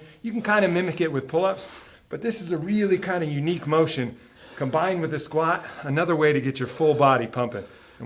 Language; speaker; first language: English; native; English